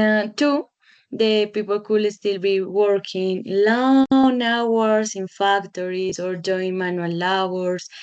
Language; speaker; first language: English; non-native, learner; Spanish